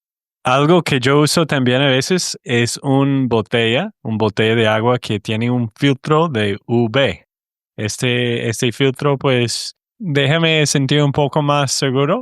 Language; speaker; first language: Spanish; non-native, fluent; English